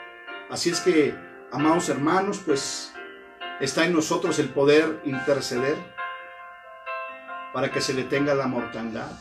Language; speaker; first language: Spanish; native; Spanish